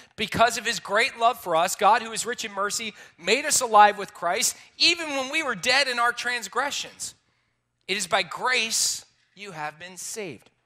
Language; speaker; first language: English; native; English